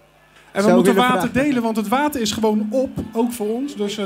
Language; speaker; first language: Dutch; native; Dutch